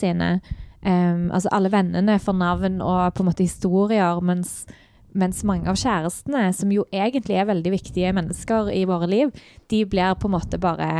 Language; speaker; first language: Norwegian; native; Norwegian